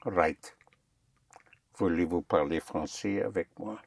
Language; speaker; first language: French; non-native, fluent; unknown